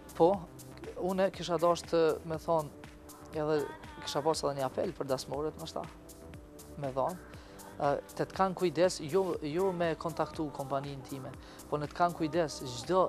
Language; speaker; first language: Albanian; native; Albanian